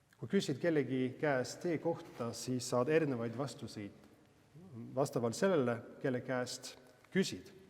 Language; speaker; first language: Estonian; non-native, fluent; Norwegian